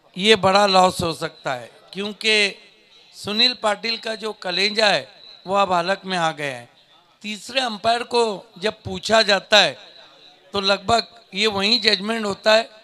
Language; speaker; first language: Hindi; non-native, local second language; Marathi